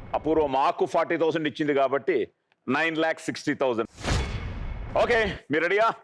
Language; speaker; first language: Telugu; native; Telugu